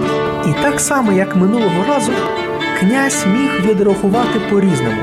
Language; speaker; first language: Ukrainian; native; Ukrainian